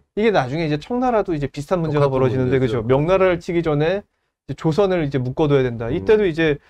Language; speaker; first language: Korean; native; Korean